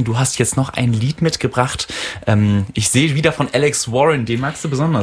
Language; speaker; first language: German; native; German